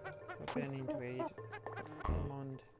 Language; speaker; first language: Welsh; native; Welsh